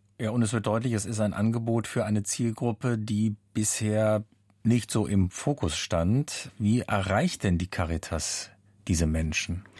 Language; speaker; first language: German; native; German